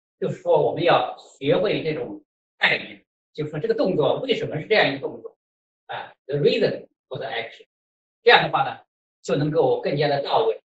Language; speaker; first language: Chinese; native; Chinese